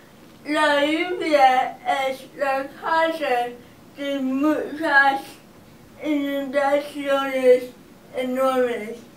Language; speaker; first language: Spanish; non-native, learner; English